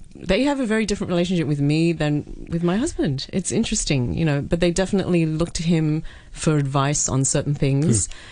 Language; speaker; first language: English; native; English